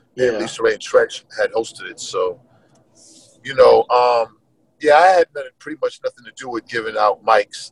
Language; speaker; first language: English; native; English